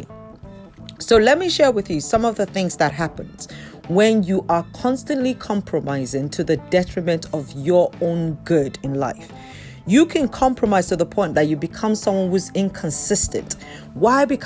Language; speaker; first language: English; non-native, local second language; Yoruba